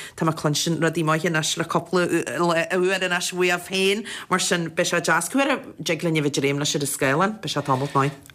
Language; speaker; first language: Irish; native; Irish